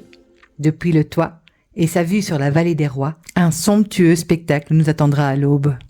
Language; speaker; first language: French; native; French